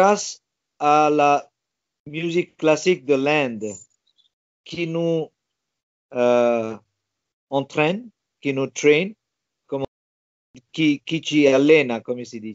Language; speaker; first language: French; non-native, fluent; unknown